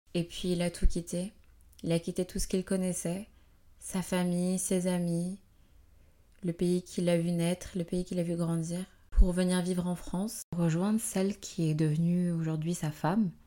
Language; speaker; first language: French; native; French